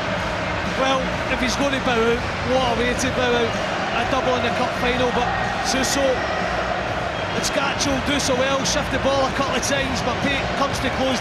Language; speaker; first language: English; native; English